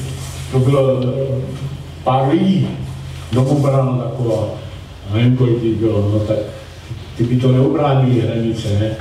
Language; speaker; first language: Czech; non-native, local second language; German